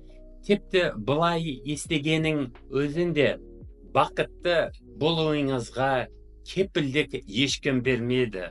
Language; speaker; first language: Kazakh; non-native, fluent; English